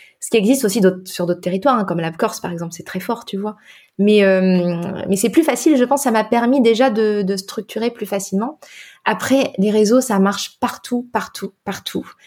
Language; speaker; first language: French; native; French